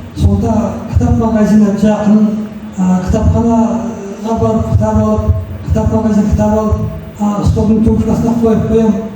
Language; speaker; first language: Kazakh; native; Kazakh